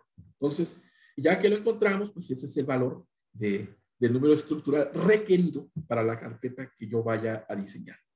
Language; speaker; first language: Spanish; native; Spanish